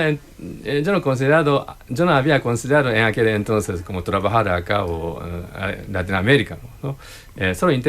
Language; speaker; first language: Spanish; non-native, learner; Japanese